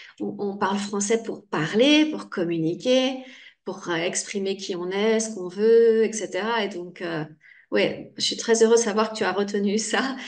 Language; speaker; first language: French; native; French